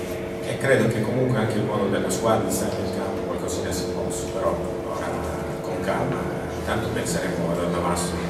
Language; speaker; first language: Italian; native; Italian